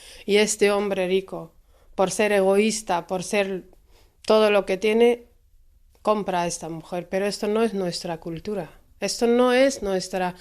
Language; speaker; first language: Spanish; non-native, fluent; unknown